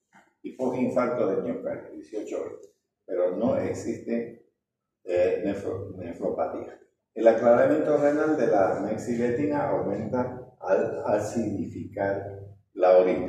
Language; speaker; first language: Spanish; native; Spanish